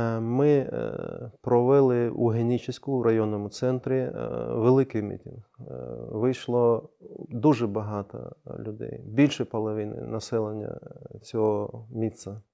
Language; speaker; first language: Ukrainian; non-native, local second language; Crimean Tatar